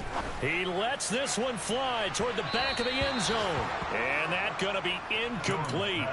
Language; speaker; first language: English; native; English